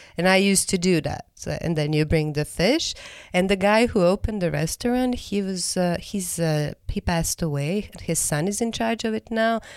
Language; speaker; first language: English; non-native, fluent; Croatian